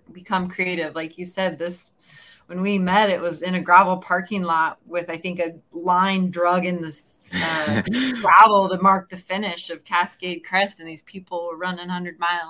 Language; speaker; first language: English; native; English